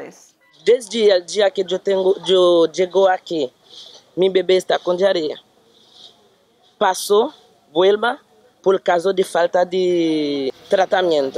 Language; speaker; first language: Spanish; non-native, learner; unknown